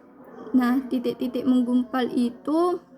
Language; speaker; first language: Indonesian; native; Indonesian